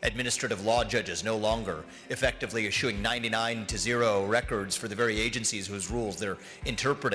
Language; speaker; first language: English; native; English